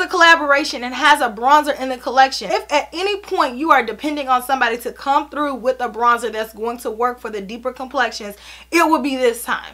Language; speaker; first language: English; native; English